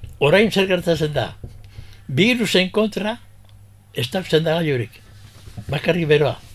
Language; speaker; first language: Basque; early bilingual, heritage; Basque